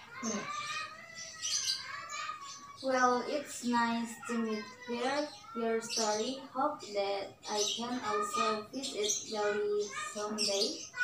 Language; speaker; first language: English; non-native, learner; Indonesian